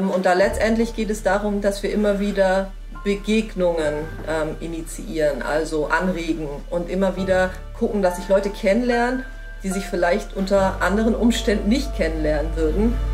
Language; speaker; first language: German; native; German